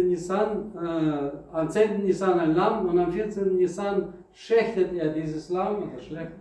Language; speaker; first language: German; non-native, fluent; Russian